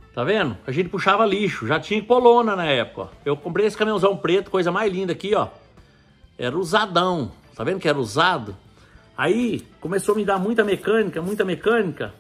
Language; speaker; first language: Portuguese; native; Portuguese